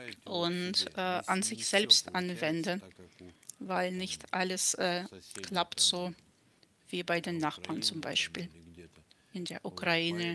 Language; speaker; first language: German; non-native, fluent; Russian